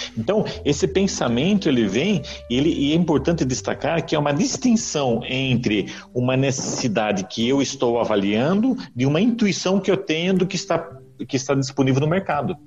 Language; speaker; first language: Portuguese; native; Portuguese